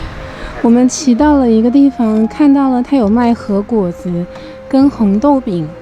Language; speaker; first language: Chinese; native; Chinese